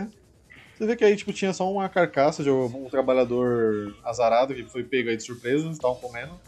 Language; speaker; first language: Portuguese; native; Portuguese